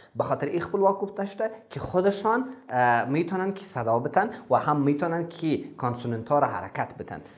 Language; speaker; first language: Persian; non-native, local second language; Pashto